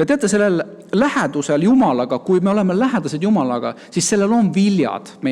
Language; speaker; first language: Estonian; native; Estonian